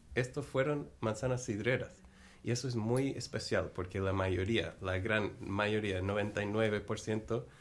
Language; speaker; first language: Spanish; non-native, fluent; English